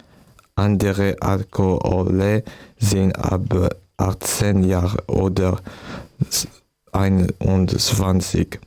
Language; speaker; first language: German; non-native, learner; French